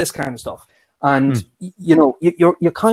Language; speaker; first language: English; native; English